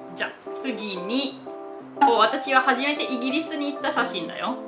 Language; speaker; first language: Japanese; non-native, fluent; German